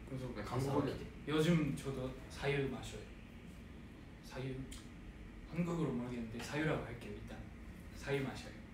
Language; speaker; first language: Korean; non-native, fluent; Japanese